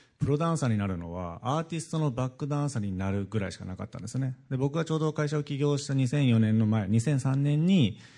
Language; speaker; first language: Japanese; native; Japanese